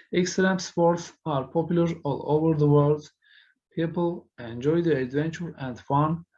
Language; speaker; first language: English; non-native, fluent; Turkish